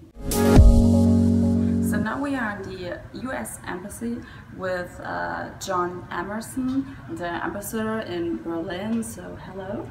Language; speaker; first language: English; non-native, fluent; German